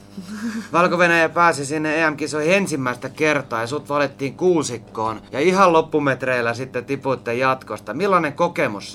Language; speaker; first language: Finnish; native; Finnish